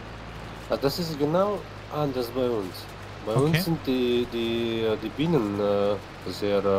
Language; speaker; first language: German; non-native, fluent; Slovenian